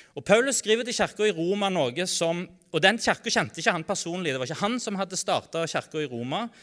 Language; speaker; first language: Norwegian; native; Norwegian